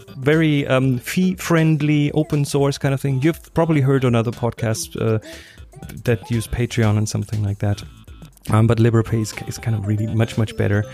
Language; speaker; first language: English; non-native, fluent; German